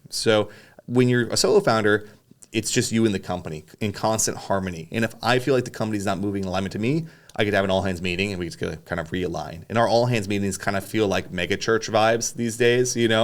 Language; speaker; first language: English; native; English